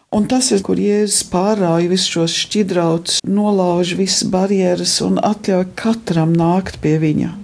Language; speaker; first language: Latvian; early bilingual, heritage; Latvian